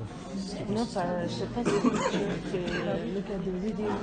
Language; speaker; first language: French; non-native, learner; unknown